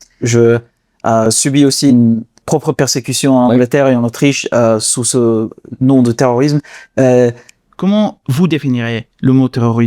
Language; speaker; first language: French; non-native, fluent; English